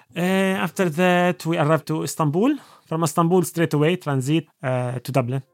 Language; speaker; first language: English; non-native, fluent; Arabic